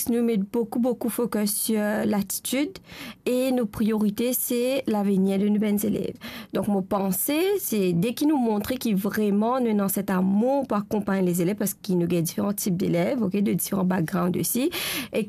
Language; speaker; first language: French; non-native, local second language; Morisyen